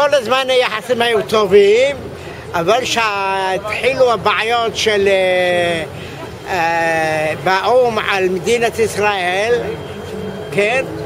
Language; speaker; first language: Hebrew; early bilingual, other home language; Arabic